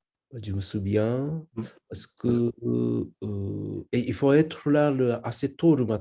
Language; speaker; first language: French; non-native, learner; Japanese